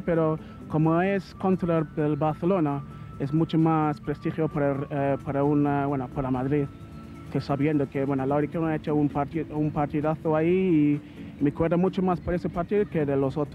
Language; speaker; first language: Spanish; non-native, learner; English